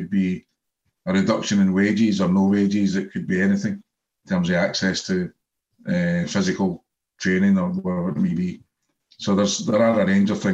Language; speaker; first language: English; native; English